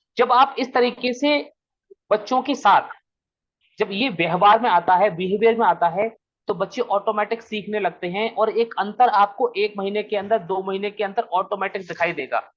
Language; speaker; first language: Hindi; native; Hindi